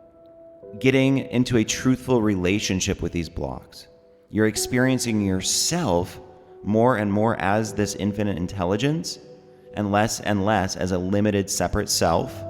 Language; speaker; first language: English; native; English